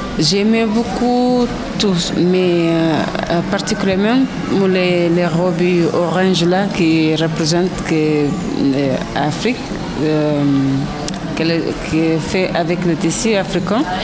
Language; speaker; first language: French; non-native, learner; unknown